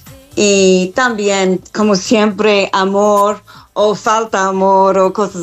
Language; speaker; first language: Spanish; non-native, learner; English